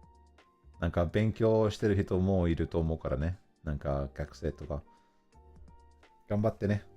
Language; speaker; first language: Japanese; non-native, learner; English